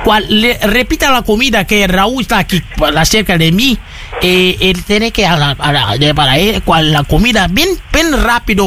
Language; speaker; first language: Spanish; non-native, learner; Portuguese